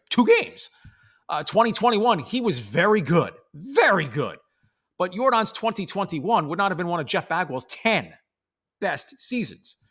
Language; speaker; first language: English; native; English